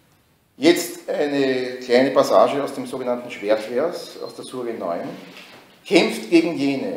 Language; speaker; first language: German; native; German